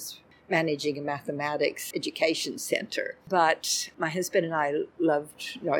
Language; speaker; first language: English; native; English